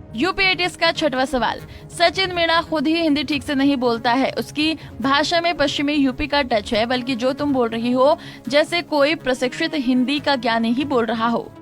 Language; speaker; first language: Hindi; native; Hindi